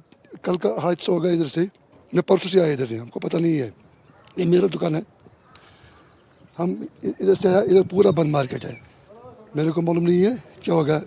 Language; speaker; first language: Hindi; non-native, local second language; Kashmiri